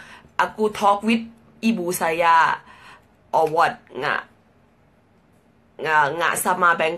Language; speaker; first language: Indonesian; non-native, learner; Thai